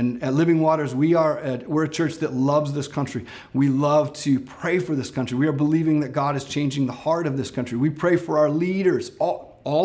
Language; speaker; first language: English; native; English